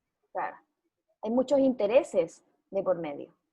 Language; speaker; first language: Spanish; native; Spanish